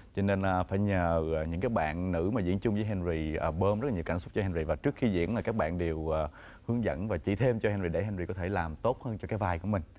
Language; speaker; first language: Vietnamese; early bilingual, heritage; Vietnamese